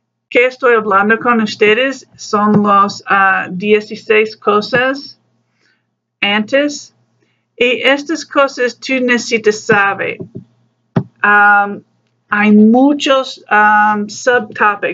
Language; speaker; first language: Spanish; non-native, learner; English